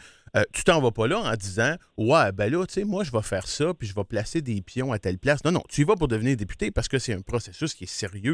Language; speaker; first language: French; native; French